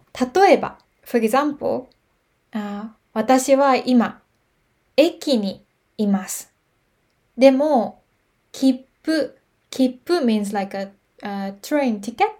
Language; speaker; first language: Japanese; native; Japanese